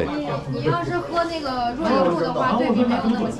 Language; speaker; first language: Chinese; native; Chinese